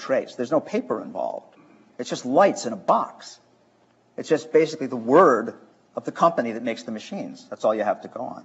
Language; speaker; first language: English; native; English